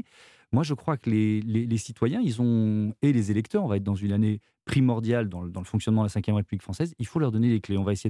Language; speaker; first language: French; native; French